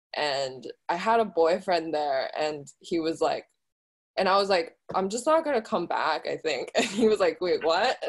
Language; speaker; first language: English; early bilingual, other home language; Chinese